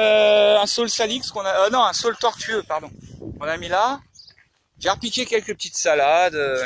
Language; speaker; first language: French; native; French